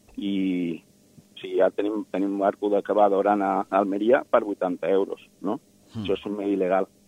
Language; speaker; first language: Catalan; non-native, local second language; Spanish